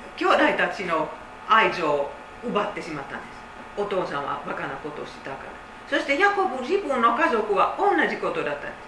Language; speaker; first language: Japanese; non-native, fluent; Finnish